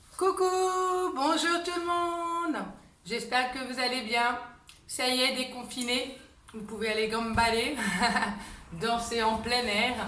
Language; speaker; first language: French; native; French